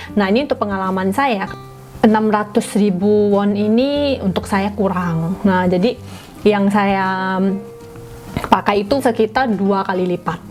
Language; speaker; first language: Indonesian; native; Indonesian